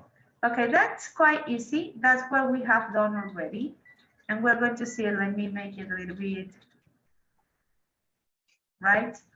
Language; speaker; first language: English; non-native, fluent; Spanish